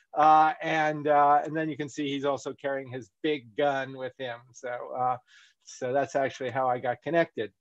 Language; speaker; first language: English; native; English